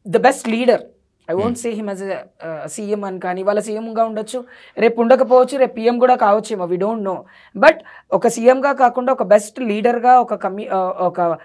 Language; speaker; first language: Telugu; native; Telugu